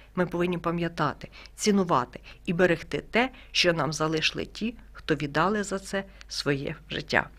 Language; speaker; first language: Ukrainian; native; Ukrainian